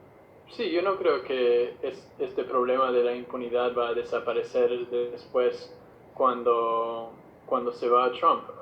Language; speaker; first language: Spanish; non-native, fluent; English